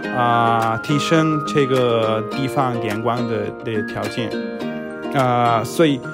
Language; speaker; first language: Chinese; non-native, fluent; Spanish